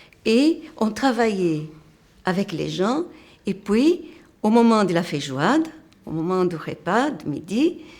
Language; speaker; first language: French; non-native, fluent; Portuguese